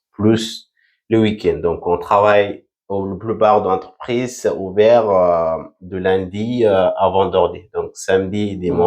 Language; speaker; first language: French; non-native, fluent; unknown